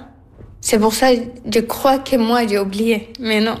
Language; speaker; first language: French; non-native, learner; Arabic